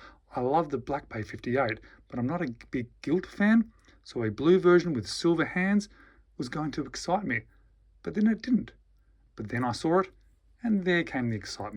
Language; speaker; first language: English; native; English